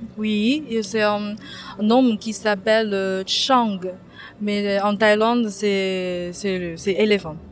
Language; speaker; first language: French; non-native, fluent; Chinese